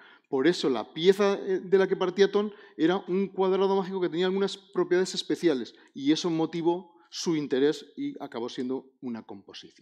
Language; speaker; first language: Spanish; native; Spanish